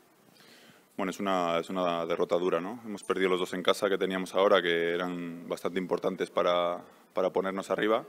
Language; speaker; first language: Spanish; native; Spanish